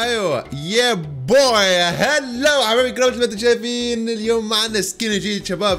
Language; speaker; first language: Arabic; native; Arabic